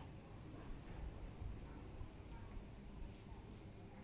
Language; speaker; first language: English; non-native, learner; Thai